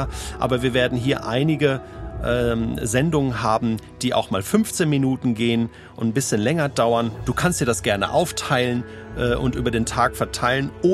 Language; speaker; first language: German; native; German